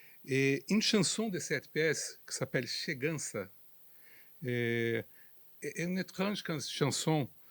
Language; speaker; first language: French; non-native, fluent; Portuguese